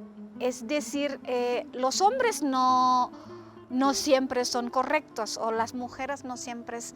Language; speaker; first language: Spanish; non-native, fluent; Indonesian